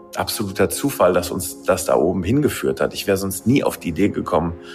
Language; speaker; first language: German; native; German